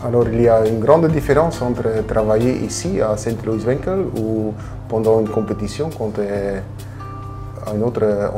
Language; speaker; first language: French; non-native, local second language; Dutch